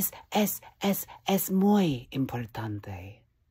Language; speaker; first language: Spanish; non-native, learner; English